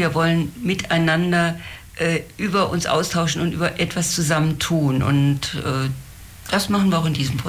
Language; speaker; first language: German; native; German